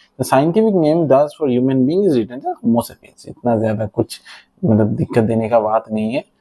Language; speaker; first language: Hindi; non-native, local second language; Bangla